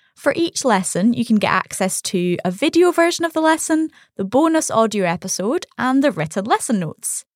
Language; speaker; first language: English; native; English